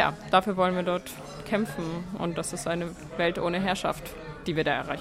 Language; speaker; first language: German; native; German